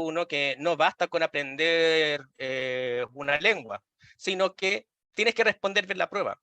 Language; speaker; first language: Spanish; native; Spanish